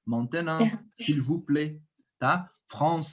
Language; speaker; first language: French; non-native, fluent; Portuguese